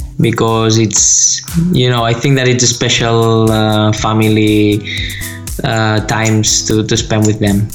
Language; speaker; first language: English; non-native, fluent; Spanish